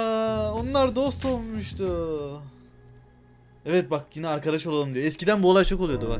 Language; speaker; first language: Turkish; native; Turkish